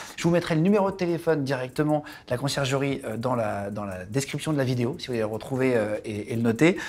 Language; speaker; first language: French; native; French